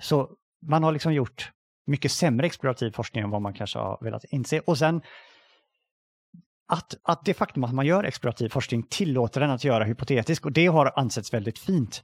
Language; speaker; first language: Swedish; native; Swedish